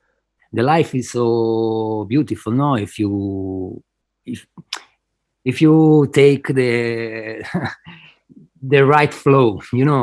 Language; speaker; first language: English; non-native, fluent; Spanish